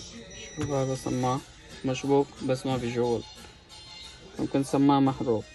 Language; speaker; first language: Arabic; non-native, learner; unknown